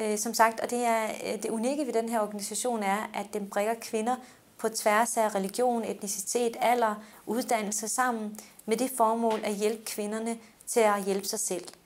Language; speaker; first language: Danish; early bilingual, other home language; Turkish